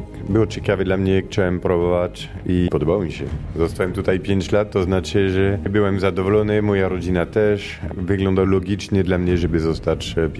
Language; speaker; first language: Polish; non-native, fluent; Italian